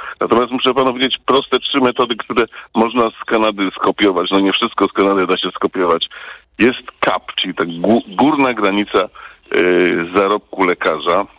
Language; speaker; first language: Polish; early bilingual, heritage; Polish